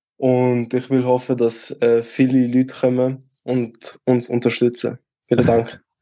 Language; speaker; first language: German; early bilingual, other home language; Albanian